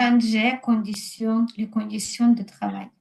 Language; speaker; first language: French; non-native, learner; Ukrainian